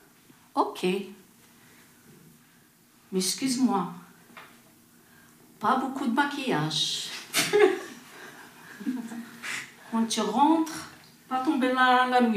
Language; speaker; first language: French; non-native, learner; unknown